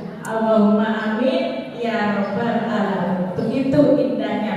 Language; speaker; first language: Indonesian; native; Indonesian